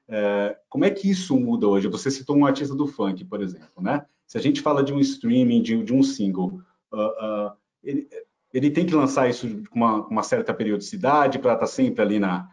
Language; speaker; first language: Portuguese; native; Portuguese